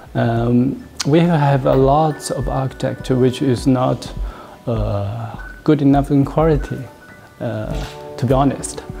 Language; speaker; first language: English; non-native, learner; Chinese